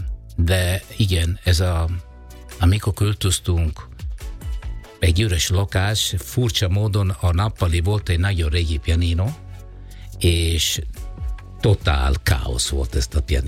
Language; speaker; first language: Hungarian; non-native, learner; Italian